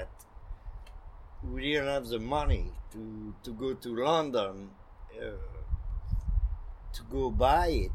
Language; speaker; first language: English; non-native, fluent; French